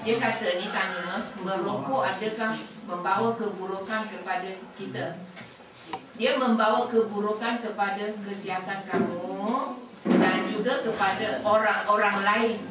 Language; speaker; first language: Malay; non-native, local second language; Chinese